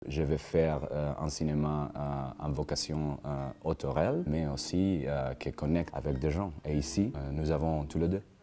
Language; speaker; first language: French; non-native, learner; Spanish